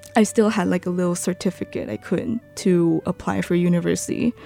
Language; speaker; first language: English; non-native, local second language; Chinese